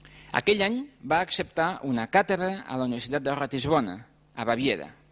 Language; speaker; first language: Catalan; native; Catalan